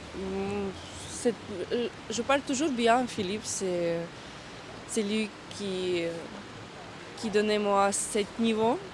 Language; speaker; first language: French; non-native, learner; Russian